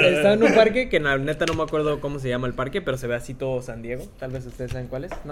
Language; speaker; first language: Spanish; native; Spanish